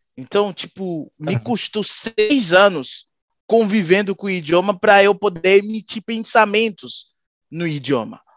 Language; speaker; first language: Portuguese; native; Portuguese